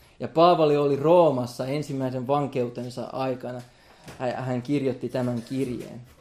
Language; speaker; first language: Finnish; non-native, local second language; Swedish